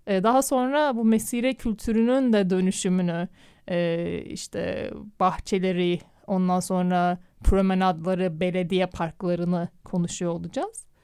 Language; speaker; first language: Turkish; native; Turkish